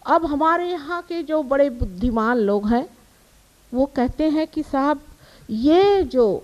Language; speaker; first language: Hindi; non-native, local second language; Marathi